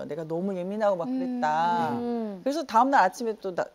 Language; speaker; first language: Korean; native; Korean